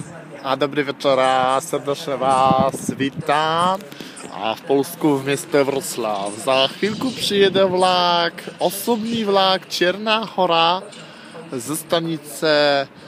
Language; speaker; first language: Czech; non-native, learner; Polish